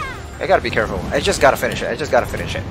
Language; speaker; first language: English; native; English